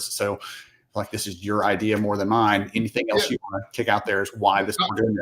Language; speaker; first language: English; native; English